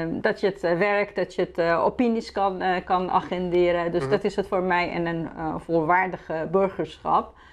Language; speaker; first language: Dutch; non-native, fluent; Persian